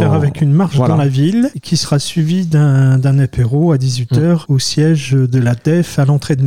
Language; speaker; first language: French; native; French